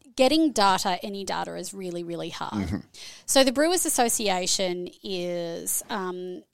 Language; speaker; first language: English; native; English